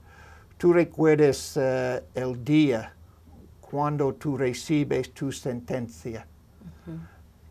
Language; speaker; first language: Spanish; non-native, learner; English